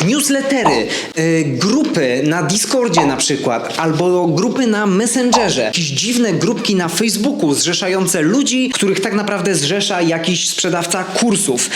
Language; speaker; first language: Polish; native; Polish